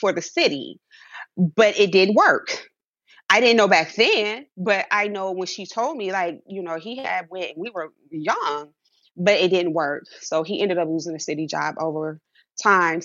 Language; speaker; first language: English; native; English